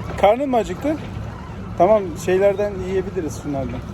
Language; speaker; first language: Turkish; native; Turkish